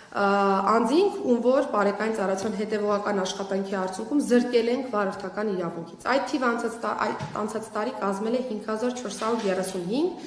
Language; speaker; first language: Armenian; native; Armenian